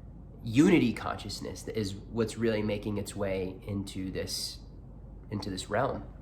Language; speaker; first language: English; native; English